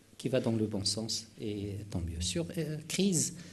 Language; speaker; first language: French; non-native, local second language; Arabic